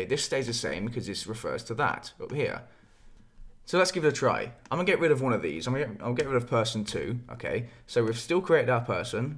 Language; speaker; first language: English; native; English